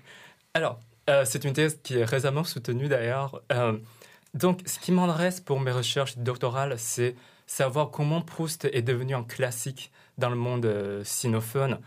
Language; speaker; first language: French; non-native, fluent; Chinese